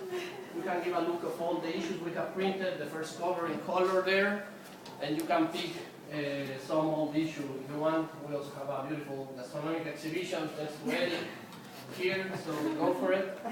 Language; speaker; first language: English; non-native, fluent; Spanish